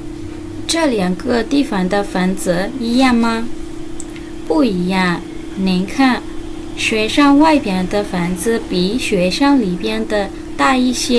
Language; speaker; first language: Chinese; non-native, fluent; Burmese